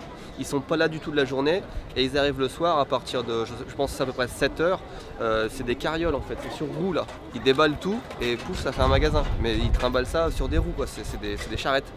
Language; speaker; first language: French; native; French